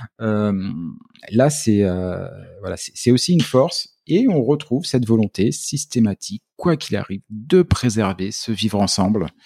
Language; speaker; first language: French; native; French